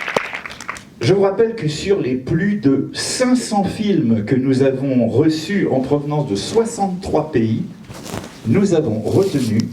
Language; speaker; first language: French; native; French